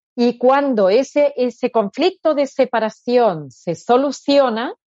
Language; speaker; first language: Spanish; native; Spanish